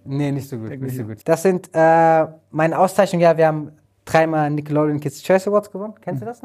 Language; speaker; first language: German; native; German